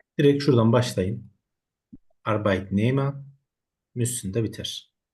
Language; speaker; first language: Turkish; native; Turkish